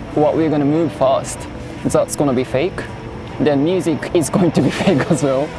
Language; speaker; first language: English; non-native, learner; Japanese